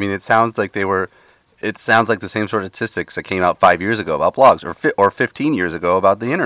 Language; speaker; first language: English; native; English